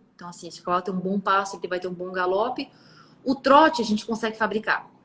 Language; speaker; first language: Portuguese; early bilingual, other home language; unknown